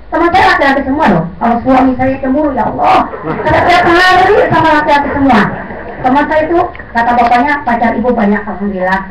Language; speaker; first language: Indonesian; non-native, local second language; Sundanese